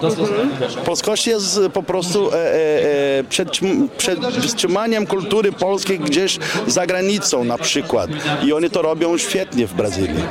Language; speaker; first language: Polish; non-native, fluent; Portuguese